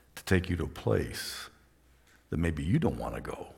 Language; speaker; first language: English; native; English